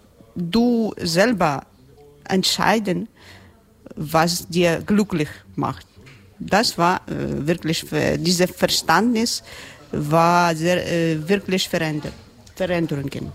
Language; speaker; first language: German; non-native, learner; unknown